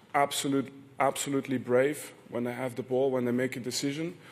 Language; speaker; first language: English; non-native, fluent; French